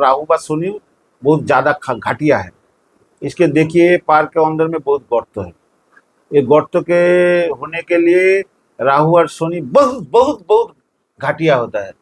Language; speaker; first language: Hindi; non-native, local second language; Bangla